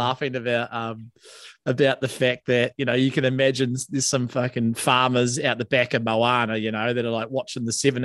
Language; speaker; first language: English; native; English